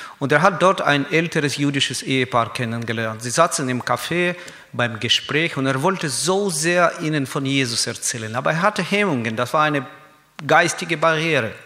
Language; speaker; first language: German; non-native, fluent; Russian